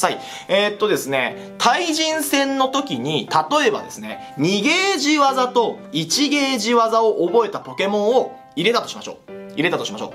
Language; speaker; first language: Japanese; native; Japanese